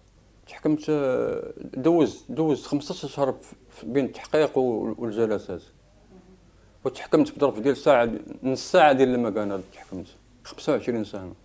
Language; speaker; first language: Arabic; native; Arabic